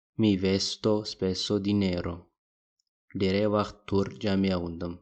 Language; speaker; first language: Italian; non-native, fluent; Pashto